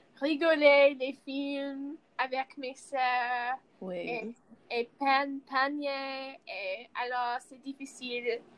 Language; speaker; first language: French; non-native, learner; English